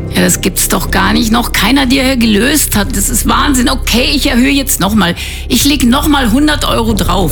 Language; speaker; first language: German; native; German